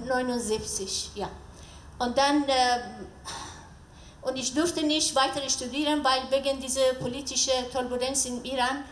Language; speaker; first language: German; non-native, learner; Persian